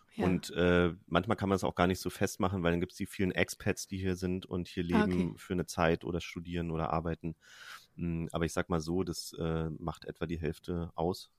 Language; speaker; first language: German; native; German